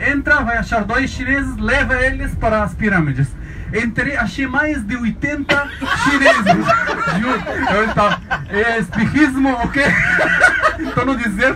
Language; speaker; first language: Portuguese; non-native, learner; Arabic